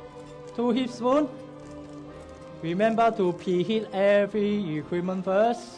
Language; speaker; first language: English; non-native, local second language; Cantonese